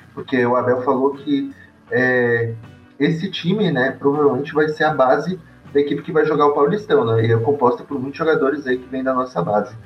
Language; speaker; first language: Portuguese; native; Portuguese